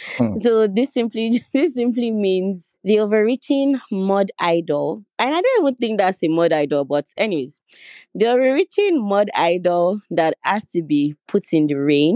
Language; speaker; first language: English; non-native, local second language; Yoruba